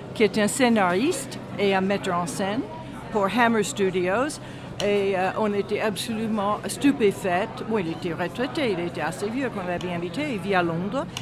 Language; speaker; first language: French; non-native, fluent; English